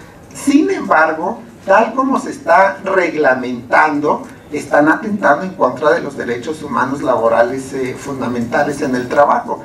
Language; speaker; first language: Spanish; native; Spanish